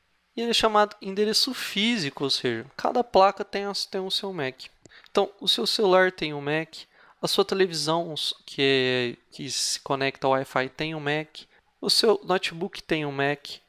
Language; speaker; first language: Portuguese; native; Portuguese